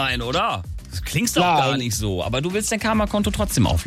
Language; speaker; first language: German; native; German